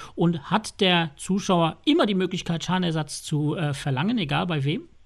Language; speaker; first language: German; native; German